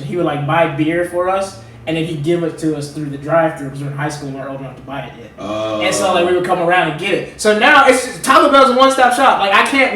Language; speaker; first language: English; native; English